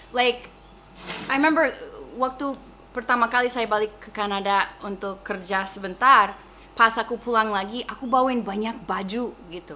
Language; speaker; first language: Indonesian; non-native, fluent; English